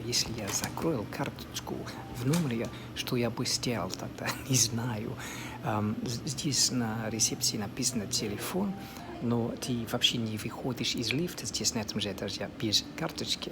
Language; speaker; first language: Russian; non-native, fluent; English